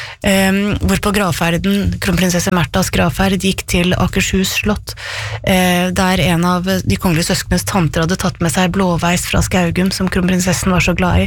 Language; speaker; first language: Norwegian; native; Norwegian